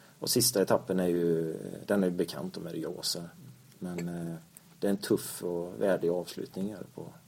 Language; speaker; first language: Swedish; native; Swedish